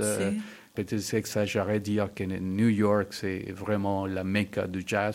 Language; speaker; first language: French; non-native, fluent; Spanish